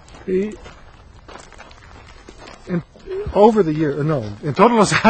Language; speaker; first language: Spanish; non-native, learner; English